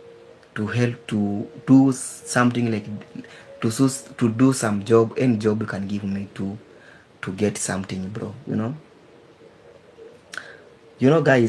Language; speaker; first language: English; non-native, learner; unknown